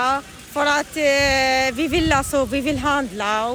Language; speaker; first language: Swedish; non-native, local second language; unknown